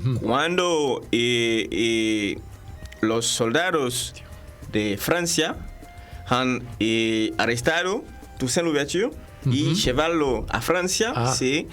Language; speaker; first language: Spanish; non-native, fluent; Haitian Creole